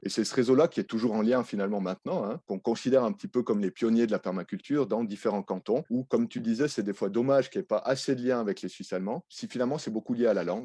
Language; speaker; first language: French; native; French